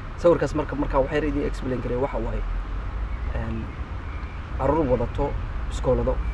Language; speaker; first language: Somali; early bilingual, heritage; Somali